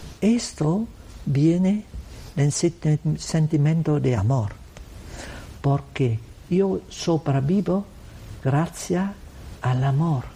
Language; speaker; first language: Spanish; non-native, learner; Vietnamese